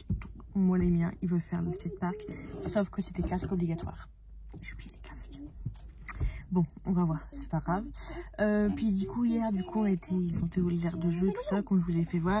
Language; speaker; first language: French; native; French